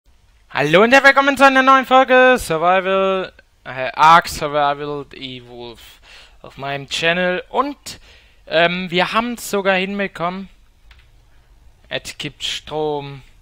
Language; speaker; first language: German; native; German